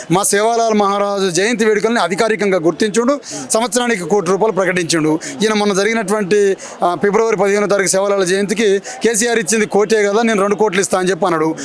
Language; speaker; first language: Telugu; non-native, local second language; Lambadi